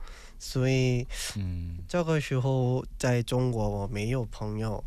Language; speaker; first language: Chinese; non-native, learner; Korean